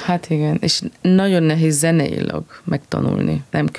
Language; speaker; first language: Hungarian; non-native, fluent; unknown